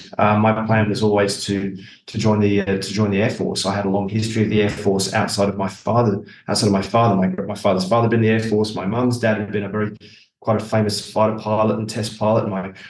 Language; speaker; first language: English; native; English